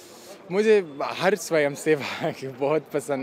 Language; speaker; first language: Hindi; non-native, learner; English